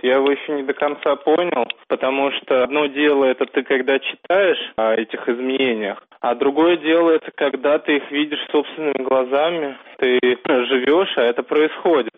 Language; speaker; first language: Russian; native; Russian